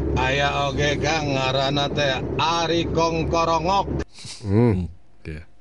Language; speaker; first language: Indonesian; non-native, local second language; Sundanese